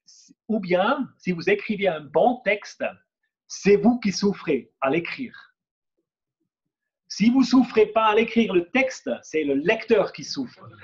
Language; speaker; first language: French; non-native, local second language; German